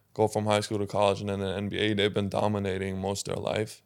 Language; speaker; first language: English; non-native, fluent; German